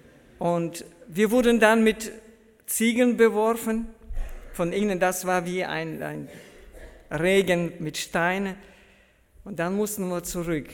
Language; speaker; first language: German; early bilingual, heritage; German